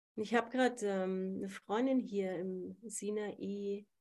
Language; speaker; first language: German; native; German